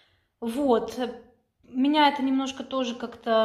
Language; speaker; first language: Russian; native; Russian